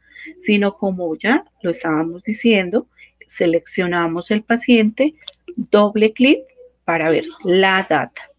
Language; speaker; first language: Spanish; native; Spanish